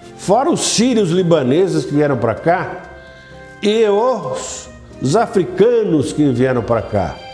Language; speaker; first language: Portuguese; native; Portuguese